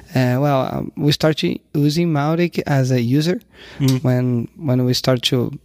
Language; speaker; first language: English; non-native, learner; Portuguese